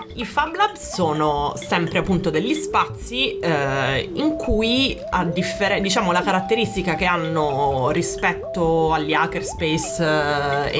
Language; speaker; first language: Italian; native; Italian